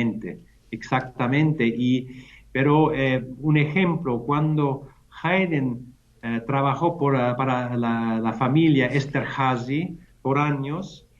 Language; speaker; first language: Spanish; non-native, fluent; German